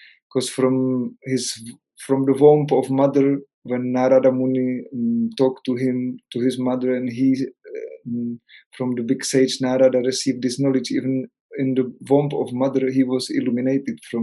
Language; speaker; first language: English; non-native, learner; Czech